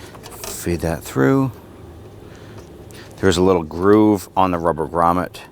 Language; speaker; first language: English; native; English